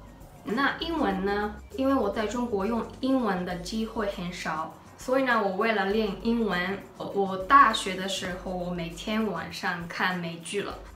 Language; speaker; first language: Chinese; non-native, fluent; Japanese